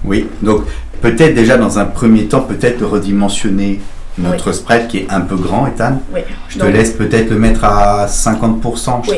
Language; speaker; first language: French; native; French